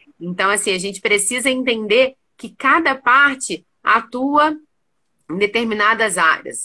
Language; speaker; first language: Portuguese; native; Portuguese